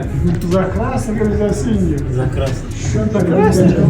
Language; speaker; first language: Russian; non-native, local second language; Kyrgyz